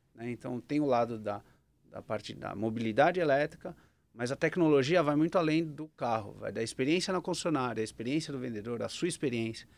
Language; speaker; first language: Portuguese; native; Portuguese